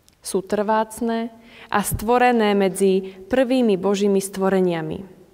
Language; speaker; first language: Slovak; native; Slovak